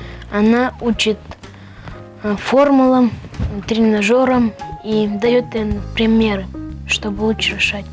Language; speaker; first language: Russian; non-native, local second language; Ingush